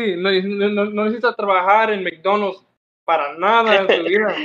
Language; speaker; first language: Spanish; non-native, learner; English